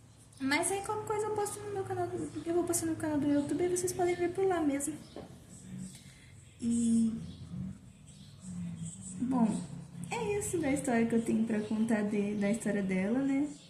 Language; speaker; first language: Portuguese; native; Portuguese